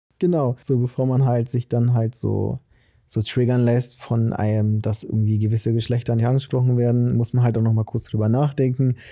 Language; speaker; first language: German; early bilingual, other home language; Portuguese